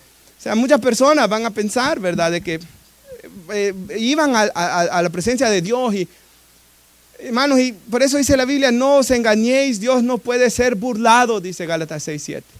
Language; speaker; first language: Spanish; native; Spanish